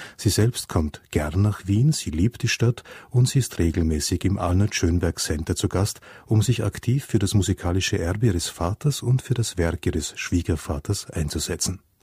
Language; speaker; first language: German; native; German